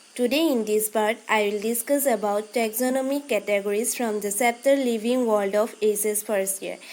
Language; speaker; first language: English; non-native, local second language; Assamese